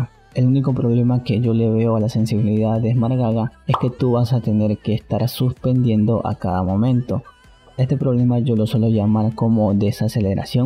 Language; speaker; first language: Spanish; native; Spanish